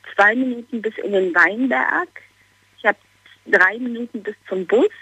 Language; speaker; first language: German; native; German